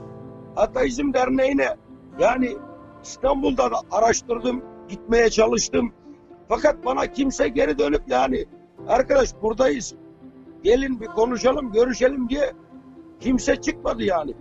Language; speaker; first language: Turkish; native; Turkish